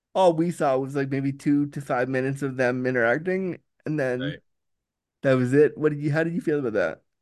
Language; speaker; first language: English; native; English